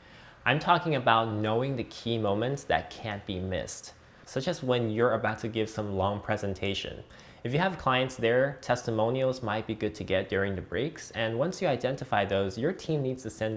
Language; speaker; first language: English; native; English